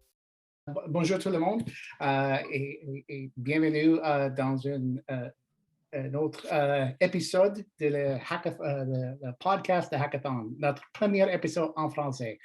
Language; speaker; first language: French; non-native, learner; English